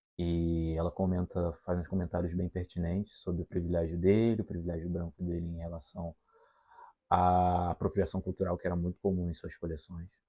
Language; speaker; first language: Portuguese; native; Portuguese